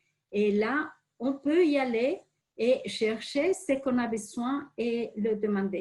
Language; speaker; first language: French; non-native, fluent; Spanish